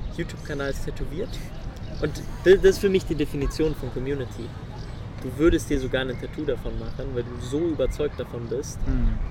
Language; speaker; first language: German; early bilingual, other home language; Swedish